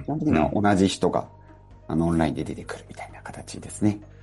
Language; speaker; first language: Japanese; native; Japanese